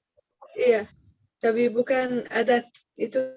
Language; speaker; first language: Indonesian; non-native, learner; Arabic